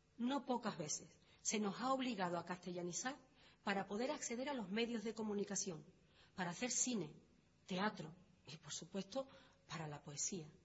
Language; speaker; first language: Spanish; native; Spanish